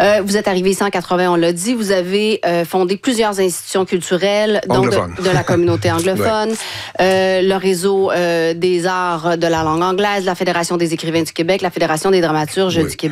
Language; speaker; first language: French; native; French